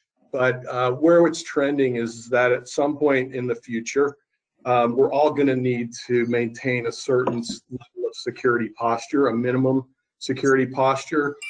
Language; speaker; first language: English; native; English